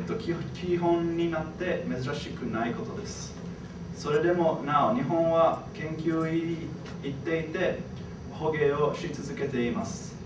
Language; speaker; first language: Japanese; non-native, fluent; English